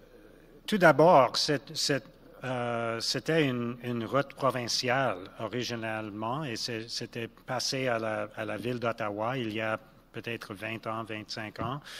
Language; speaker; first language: French; non-native, local second language; English